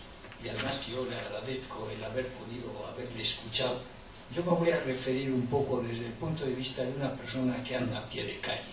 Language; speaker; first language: Spanish; native; Spanish